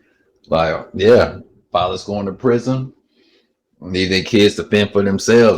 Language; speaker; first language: English; native; English